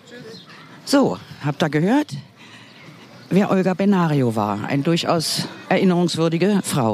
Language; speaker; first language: German; native; German